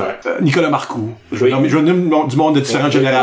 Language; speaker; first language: French; native; French